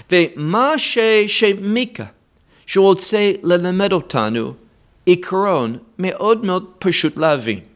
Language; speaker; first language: Hebrew; non-native, fluent; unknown